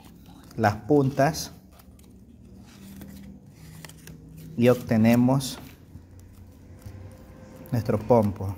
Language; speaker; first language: Spanish; native; Spanish